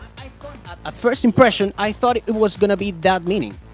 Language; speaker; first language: English; non-native, fluent; Spanish